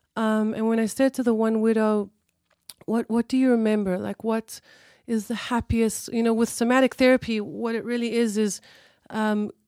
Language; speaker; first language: English; early bilingual, other home language; Hebrew